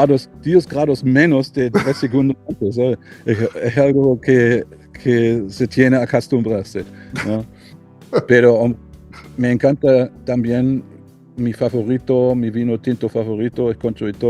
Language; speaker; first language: Spanish; non-native, learner; German